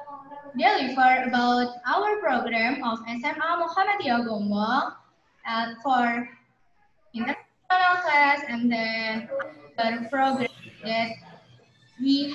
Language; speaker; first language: English; non-native, learner; Indonesian